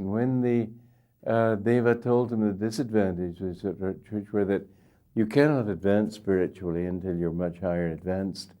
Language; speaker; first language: English; native; English